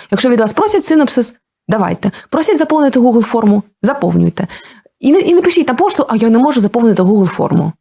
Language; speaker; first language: Ukrainian; non-native, local second language; Russian